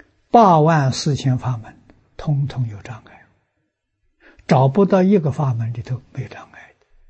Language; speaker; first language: Chinese; native; Chinese